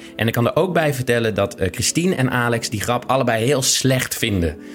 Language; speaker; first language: Dutch; native; Dutch